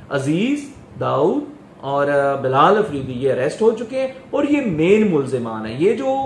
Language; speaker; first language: Urdu; non-native, local second language; Pashto